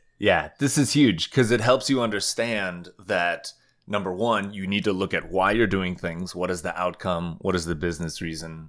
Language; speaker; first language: English; native; English